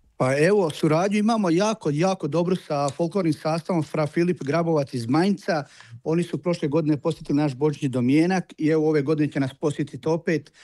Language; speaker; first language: Croatian; native; Croatian